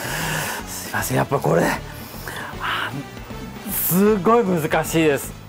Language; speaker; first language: Japanese; native; Japanese